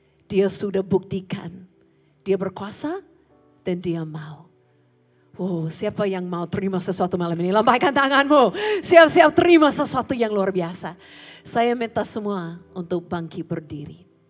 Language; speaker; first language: Indonesian; non-native, fluent; English